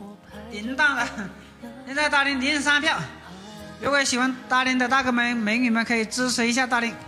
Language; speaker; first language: Chinese; native; Chinese